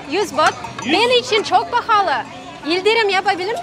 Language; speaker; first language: Turkish; non-native, learner; Kazakh